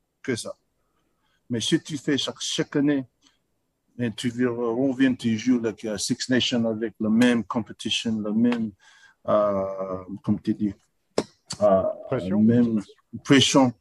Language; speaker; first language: French; non-native, learner; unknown